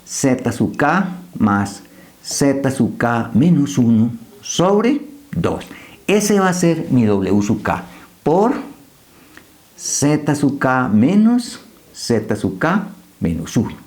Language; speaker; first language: Spanish; native; Spanish